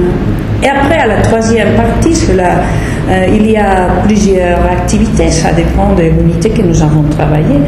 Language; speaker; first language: French; non-native, fluent; Spanish